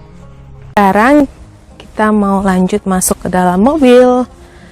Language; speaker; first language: Indonesian; native; Indonesian